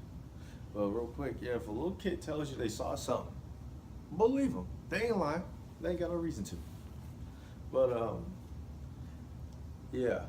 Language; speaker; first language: English; native; English